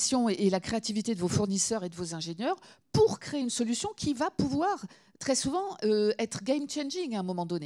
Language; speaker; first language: French; native; French